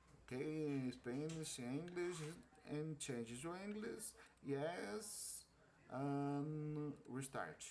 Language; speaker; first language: English; non-native, learner; Portuguese